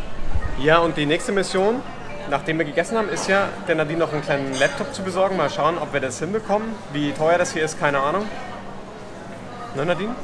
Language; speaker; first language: German; native; German